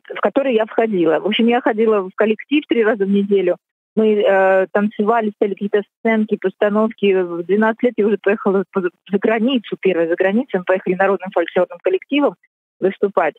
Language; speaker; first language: Russian; native; Russian